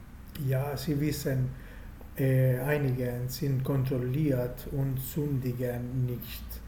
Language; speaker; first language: German; non-native, fluent; Italian